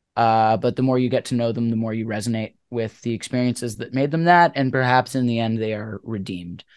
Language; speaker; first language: English; native; English